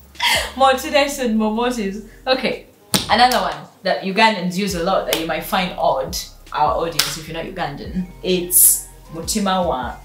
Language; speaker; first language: English; non-native, local second language; Ganda